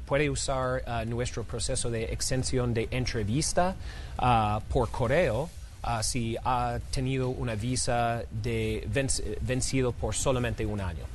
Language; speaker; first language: Spanish; non-native, fluent; English